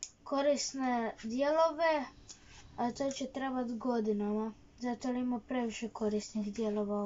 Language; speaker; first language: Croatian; early bilingual, heritage; Croatian